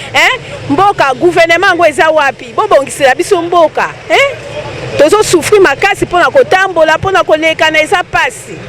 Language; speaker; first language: Lingala; native; Lingala